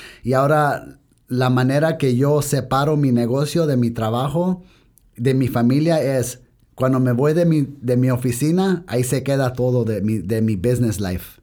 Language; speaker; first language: Spanish; early bilingual, heritage; Spanish